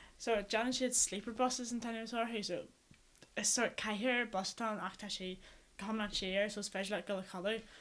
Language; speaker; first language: Irish; non-native, local second language; English